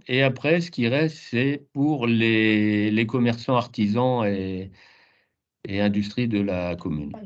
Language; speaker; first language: French; native; French